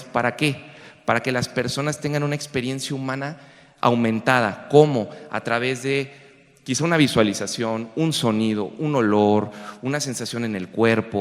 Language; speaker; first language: Spanish; native; Spanish